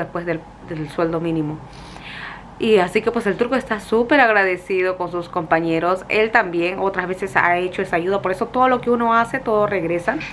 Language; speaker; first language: Spanish; native; Spanish